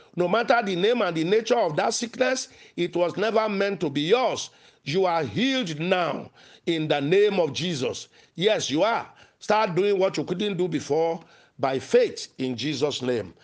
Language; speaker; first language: English; non-native, local second language; Yoruba